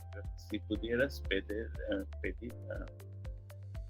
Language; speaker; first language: Spanish; non-native, learner; English